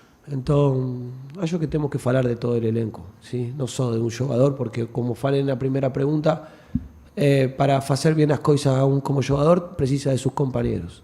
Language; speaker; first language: Portuguese; non-native, fluent; Spanish